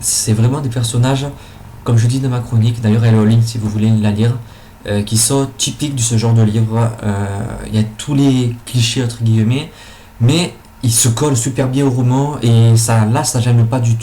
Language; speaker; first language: French; native; French